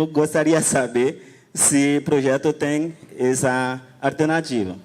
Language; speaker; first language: Portuguese; non-native, learner; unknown